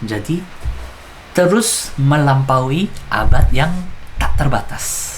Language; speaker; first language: Indonesian; non-native, fluent; Korean